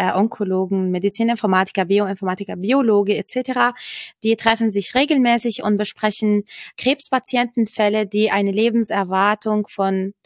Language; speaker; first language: German; non-native, fluent; Arabic